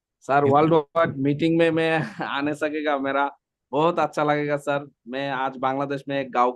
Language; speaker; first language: Hindi; non-native, learner; Bangla